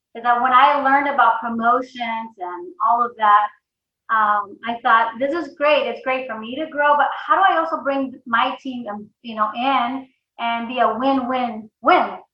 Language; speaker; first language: English; early bilingual, other home language; Spanish